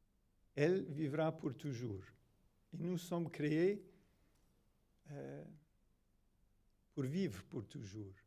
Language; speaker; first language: French; non-native, fluent; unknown